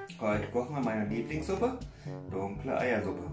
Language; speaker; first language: German; native; German